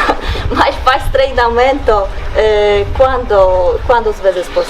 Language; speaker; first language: Portuguese; non-native, learner; Polish